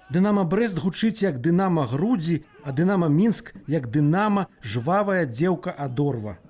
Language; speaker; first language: Belarusian; native; Belarusian